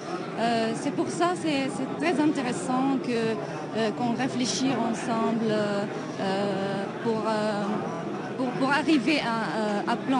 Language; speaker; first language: French; non-native, fluent; Arabic